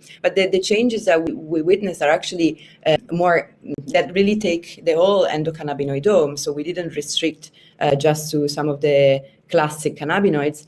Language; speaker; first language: English; non-native, fluent; Italian